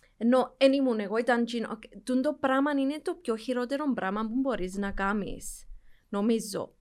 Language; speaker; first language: Greek; early bilingual, heritage; Greek